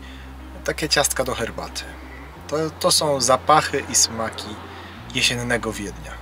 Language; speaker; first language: Polish; native; Polish